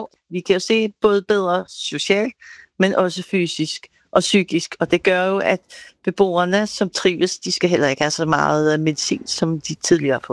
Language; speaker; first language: Danish; native; Danish